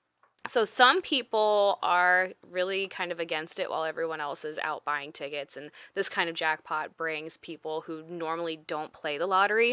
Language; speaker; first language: English; native; English